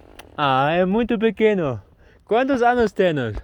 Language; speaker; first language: Spanish; non-native, learner; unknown